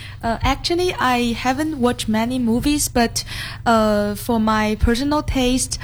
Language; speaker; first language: English; non-native, fluent; Chinese